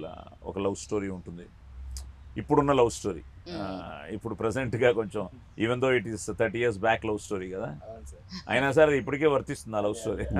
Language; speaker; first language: Telugu; native; Telugu